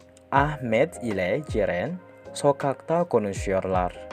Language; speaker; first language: Turkish; non-native, fluent; Indonesian